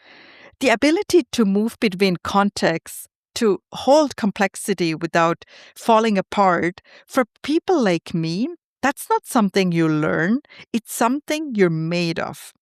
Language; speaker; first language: English; non-native, fluent; Tamil